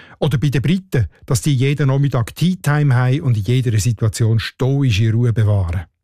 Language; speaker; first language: German; native; German